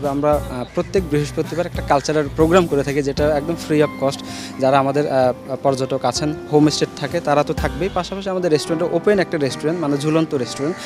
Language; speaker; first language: Bangla; non-native, local second language; Chakma